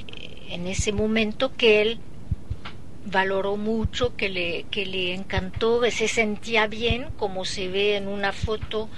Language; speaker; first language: Spanish; non-native, fluent; French